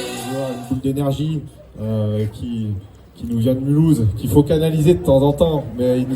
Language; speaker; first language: French; native; French